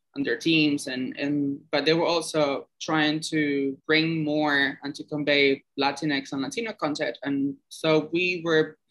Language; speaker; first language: English; non-native, fluent; Spanish